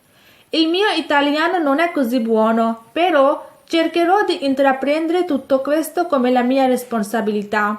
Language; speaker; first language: Italian; non-native, fluent; Urdu